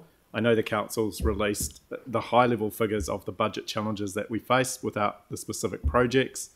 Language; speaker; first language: English; native; English